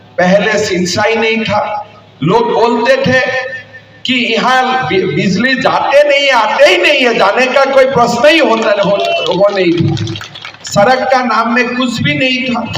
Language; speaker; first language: Hindi; non-native, local second language; Assamese